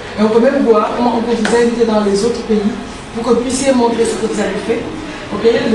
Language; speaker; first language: French; non-native, local second language; Wolof